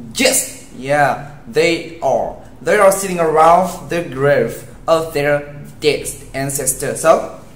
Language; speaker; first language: English; non-native, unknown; Vietnamese